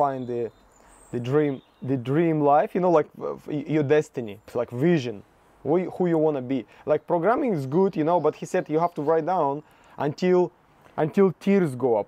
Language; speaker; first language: English; non-native, fluent; Russian